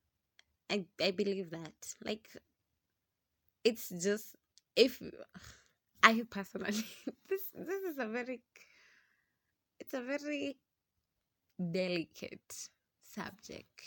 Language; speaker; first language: English; non-native, local second language; Swahili